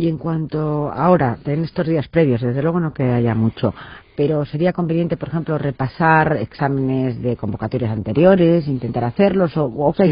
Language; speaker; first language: Spanish; native; Spanish